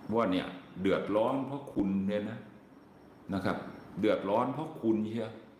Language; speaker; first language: Thai; native; Thai